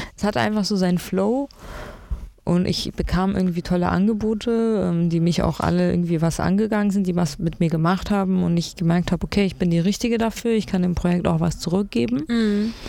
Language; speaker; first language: German; early bilingual, other home language; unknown